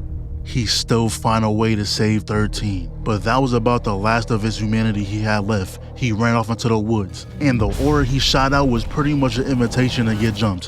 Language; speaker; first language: English; native; English